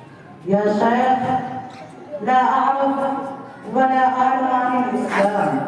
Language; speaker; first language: Arabic; non-native, learner; Urdu